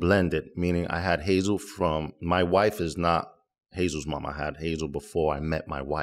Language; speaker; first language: English; early bilingual, other home language; Spanish